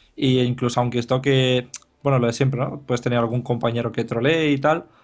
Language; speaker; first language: Spanish; non-native, fluent; Bulgarian